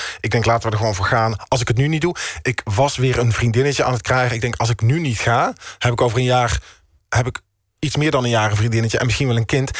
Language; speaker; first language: Dutch; native; Dutch